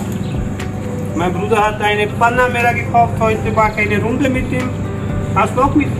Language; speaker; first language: German; non-native, learner; Punjabi